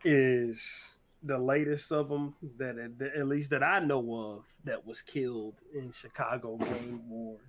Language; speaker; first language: English; native; English